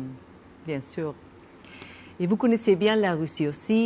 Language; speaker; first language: French; non-native, learner; Spanish